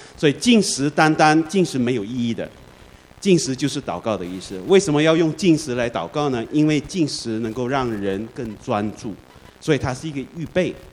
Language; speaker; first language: Chinese; native; Chinese